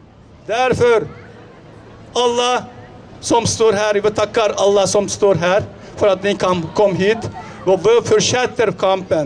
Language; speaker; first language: Swedish; non-native, fluent; Uyghur